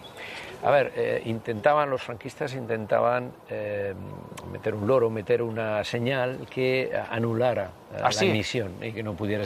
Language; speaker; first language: Spanish; native; Spanish